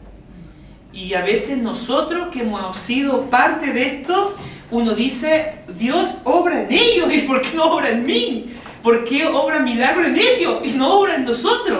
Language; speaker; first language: Spanish; native; Spanish